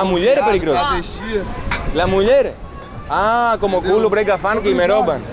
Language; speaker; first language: Portuguese; non-native, learner; Greek